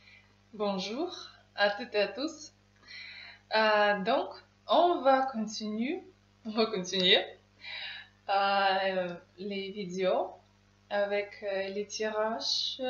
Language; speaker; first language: French; non-native, learner; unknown